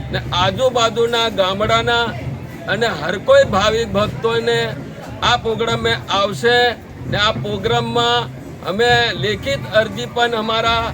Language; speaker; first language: Gujarati; non-native, local second language; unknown